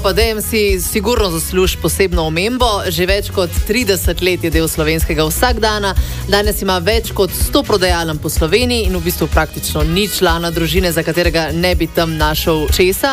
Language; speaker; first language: Slovenian; native; Slovenian